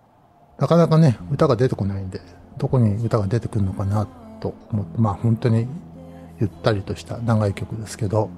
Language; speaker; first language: Japanese; native; Japanese